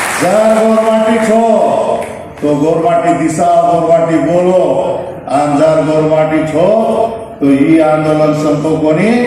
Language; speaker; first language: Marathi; non-native, local second language; Lambadi